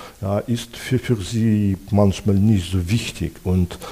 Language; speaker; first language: German; non-native, fluent; Belarusian